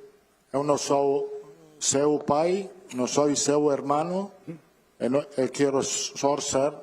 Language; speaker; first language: Portuguese; non-native, learner; Italian